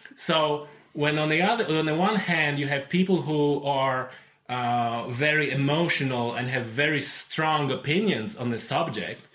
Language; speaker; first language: English; non-native, fluent; Polish